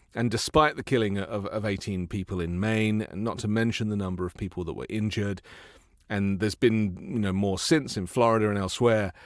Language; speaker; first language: English; native; English